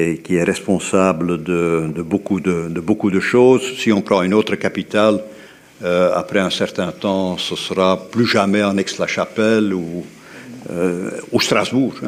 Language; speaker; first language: French; native; French